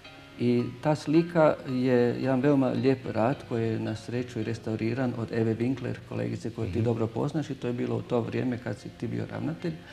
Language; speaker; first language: Croatian; native; Croatian